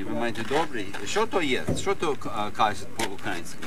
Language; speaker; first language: Ukrainian; early bilingual, heritage; Ukrainian